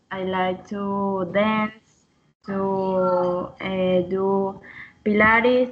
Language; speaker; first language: English; non-native, learner; Spanish